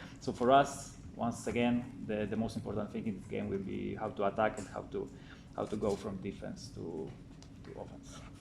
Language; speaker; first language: English; non-native, fluent; Polish